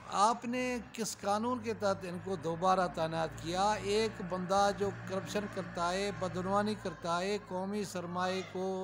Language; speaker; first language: Urdu; native; Urdu